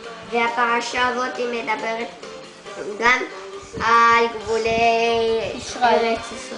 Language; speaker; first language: Hebrew; early bilingual, other home language; Spanish